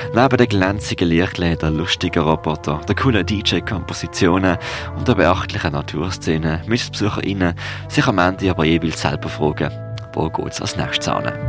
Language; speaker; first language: German; native; German